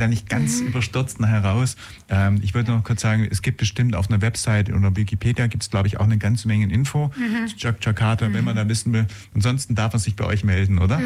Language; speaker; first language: German; native; German